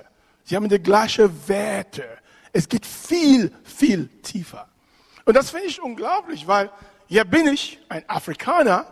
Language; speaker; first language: German; non-native, fluent; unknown